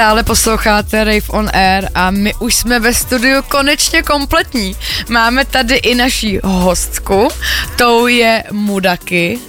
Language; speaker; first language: Czech; native; Czech